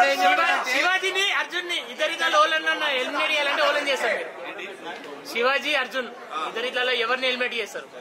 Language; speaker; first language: Telugu; native; Telugu